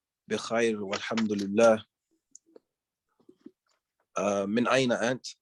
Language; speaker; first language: Arabic; non-native, learner; English